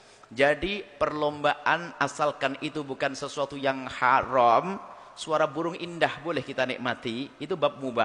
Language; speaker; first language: Indonesian; non-native, local second language; Javanese